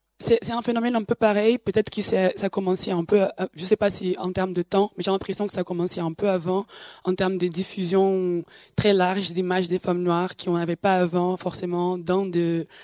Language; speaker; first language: French; non-native, fluent; Portuguese